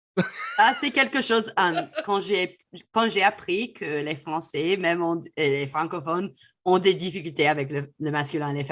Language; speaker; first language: French; non-native, fluent; English